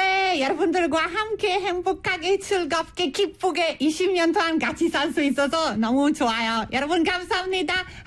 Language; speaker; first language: Korean; non-native, fluent; Italian